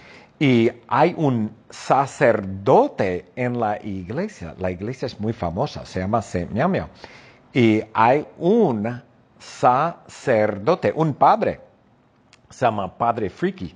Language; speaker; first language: Spanish; non-native, fluent; English